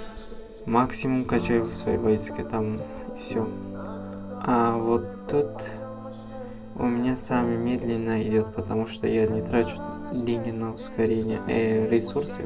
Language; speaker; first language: Russian; non-native, fluent; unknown